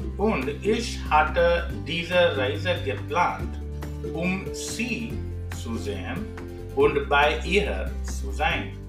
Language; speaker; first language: German; non-native, fluent; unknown